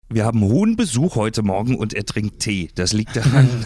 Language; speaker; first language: German; native; German